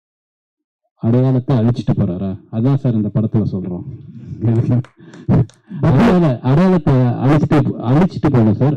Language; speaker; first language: Tamil; native; Tamil